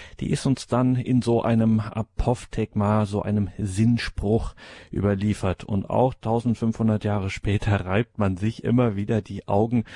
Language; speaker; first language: German; native; German